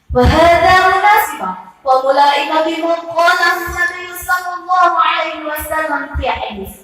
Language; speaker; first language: Arabic; non-native, learner; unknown